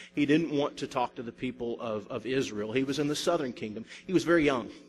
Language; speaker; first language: English; native; English